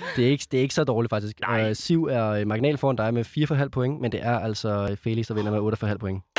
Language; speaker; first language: Danish; native; Danish